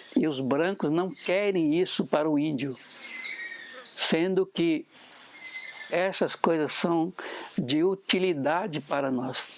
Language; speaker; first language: Portuguese; non-native, local second language; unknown